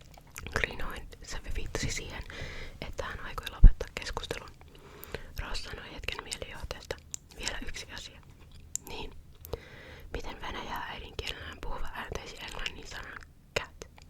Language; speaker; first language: Finnish; native; Finnish